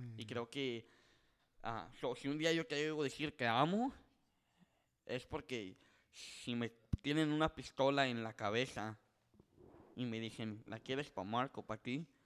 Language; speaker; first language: Spanish; early bilingual, heritage; Spanish